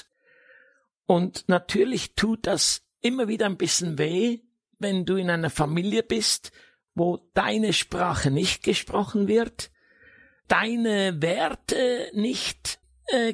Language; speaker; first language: German; native; German